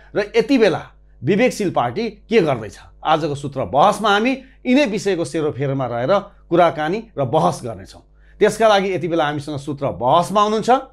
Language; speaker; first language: Nepali; native; Nepali